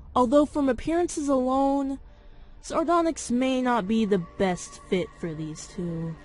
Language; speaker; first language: English; native; English